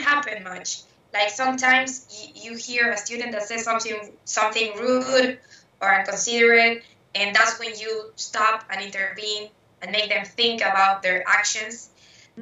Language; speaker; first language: English; non-native, fluent; Spanish